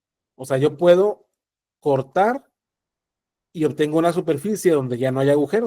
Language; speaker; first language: Spanish; native; Spanish